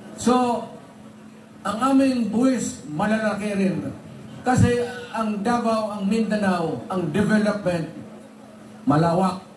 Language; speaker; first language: Filipino; non-native, local second language; Cebuano